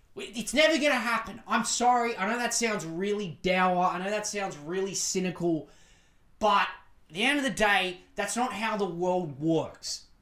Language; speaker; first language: English; native; English